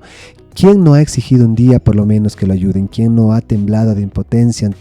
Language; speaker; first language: Spanish; native; Spanish